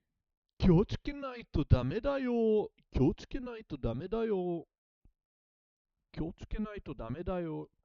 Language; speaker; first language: Japanese; non-native, learner; English